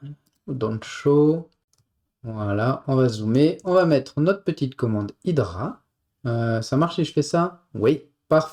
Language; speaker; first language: French; native; French